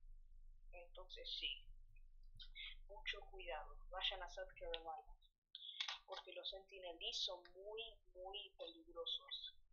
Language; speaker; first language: Spanish; early bilingual, heritage; Spanish